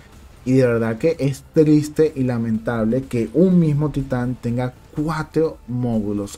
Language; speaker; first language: Spanish; native; Spanish